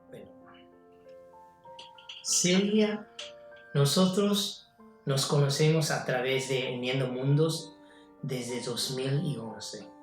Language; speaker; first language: Spanish; non-native, fluent; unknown